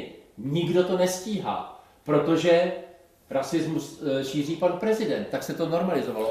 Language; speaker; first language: Czech; native; Czech